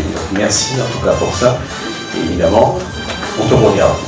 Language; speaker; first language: French; native; French